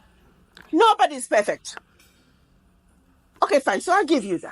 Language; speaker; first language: English; non-native, local second language; Shona